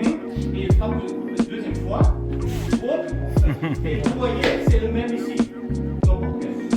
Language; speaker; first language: French; non-native, fluent; German